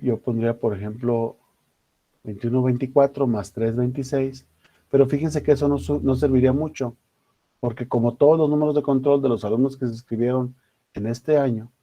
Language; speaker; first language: Spanish; native; Spanish